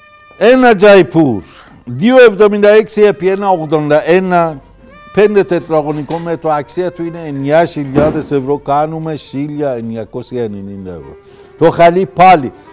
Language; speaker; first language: Greek; non-native, learner; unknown